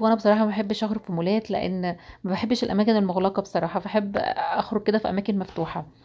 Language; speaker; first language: Arabic; native; Arabic